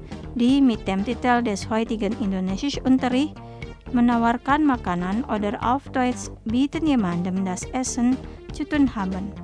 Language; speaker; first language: German; non-native, fluent; Indonesian